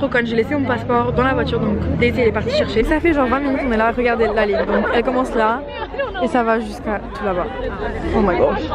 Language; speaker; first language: French; native; French